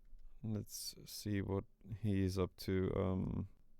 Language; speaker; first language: English; non-native, fluent; German